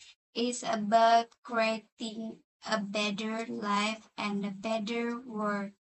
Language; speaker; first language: English; non-native, learner; Indonesian